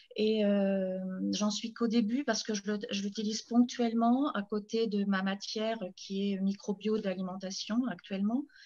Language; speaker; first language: French; native; French